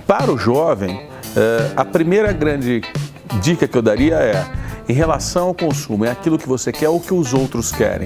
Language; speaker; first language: Portuguese; native; Portuguese